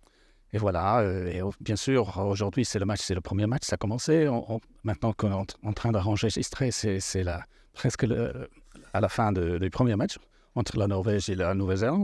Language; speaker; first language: French; non-native, fluent; English